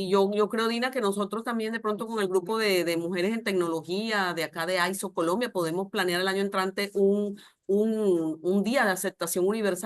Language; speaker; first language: Spanish; native; Spanish